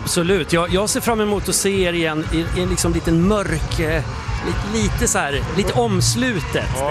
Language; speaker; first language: Swedish; native; Swedish